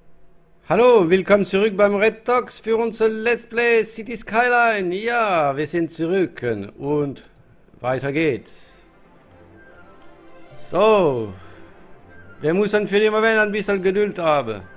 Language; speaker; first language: German; non-native, learner; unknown